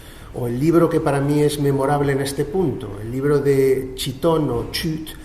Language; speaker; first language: Spanish; native; Spanish